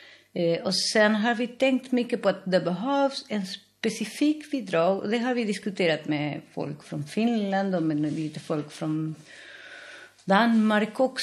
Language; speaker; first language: Swedish; non-native, fluent; Spanish